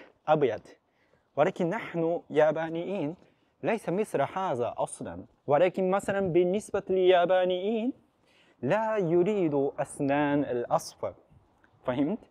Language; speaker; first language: Arabic; non-native, fluent; Japanese